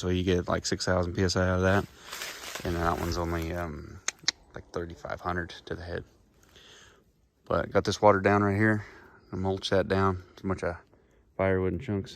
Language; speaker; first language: English; native; English